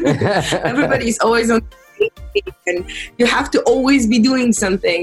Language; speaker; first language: English; non-native, fluent; Polish